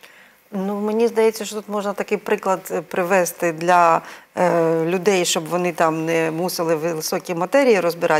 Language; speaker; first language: Ukrainian; native; Ukrainian